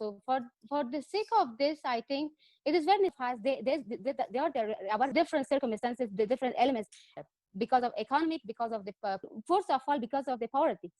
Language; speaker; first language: English; non-native, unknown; Persian